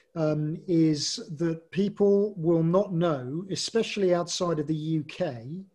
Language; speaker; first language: English; native; English